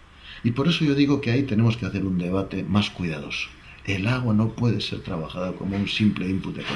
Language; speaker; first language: Spanish; native; Spanish